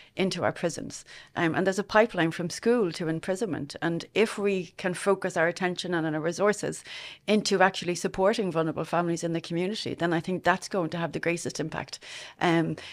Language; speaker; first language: English; native; English